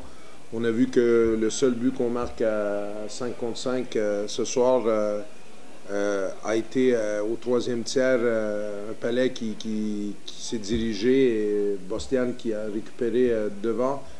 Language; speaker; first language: French; native; French